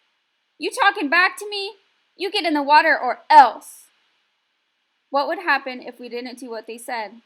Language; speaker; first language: English; native; English